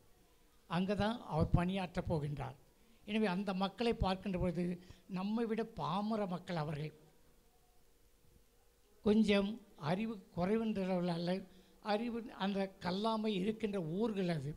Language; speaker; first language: Tamil; native; Tamil